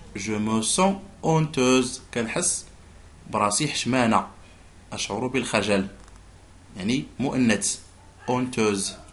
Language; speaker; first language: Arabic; native; Arabic